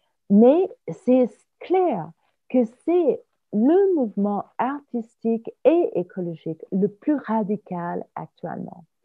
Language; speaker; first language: French; non-native, fluent; English